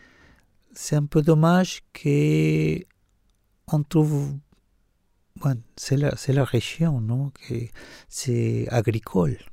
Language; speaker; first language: French; non-native, fluent; Spanish